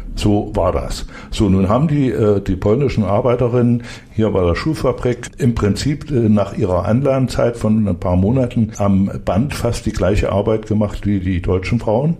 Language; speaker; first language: German; native; German